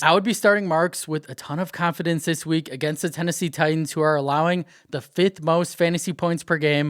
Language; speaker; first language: English; native; English